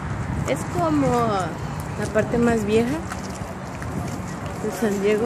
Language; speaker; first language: Spanish; native; Spanish